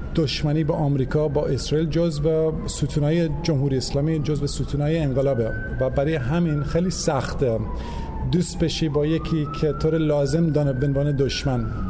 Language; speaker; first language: Persian; early bilingual, heritage; English